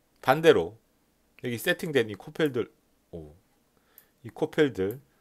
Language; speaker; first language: Korean; native; Korean